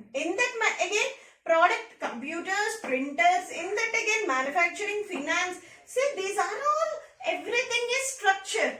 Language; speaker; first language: English; non-native, local second language; Telugu